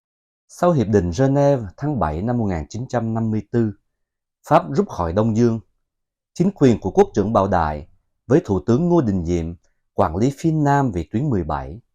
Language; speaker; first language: Vietnamese; native; Vietnamese